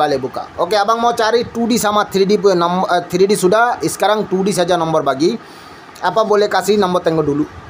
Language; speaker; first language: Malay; non-native, learner; Bangla